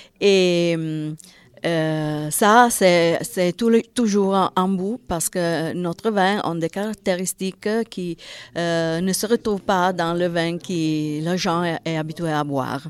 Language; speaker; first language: French; non-native, learner; Italian